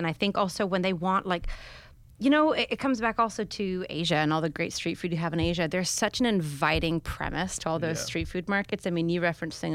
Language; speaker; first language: English; native; English